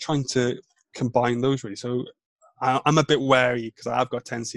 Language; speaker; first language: English; non-native, local second language; Welsh